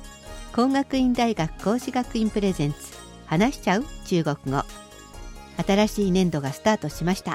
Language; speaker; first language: Japanese; native; Japanese